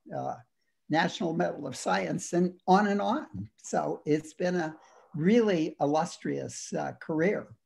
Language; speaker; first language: English; native; English